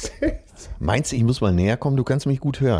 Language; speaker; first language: German; native; German